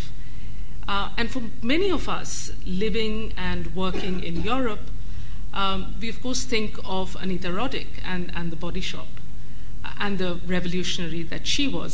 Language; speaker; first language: English; non-native, local second language; Bangla